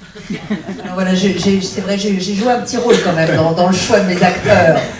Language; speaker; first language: French; native; French